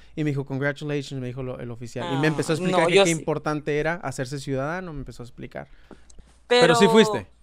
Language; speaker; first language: Spanish; native; Spanish